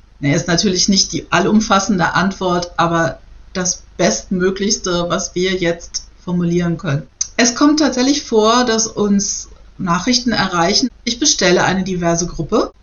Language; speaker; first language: German; native; German